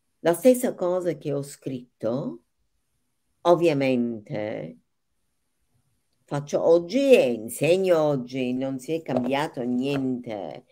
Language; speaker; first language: Italian; non-native, fluent; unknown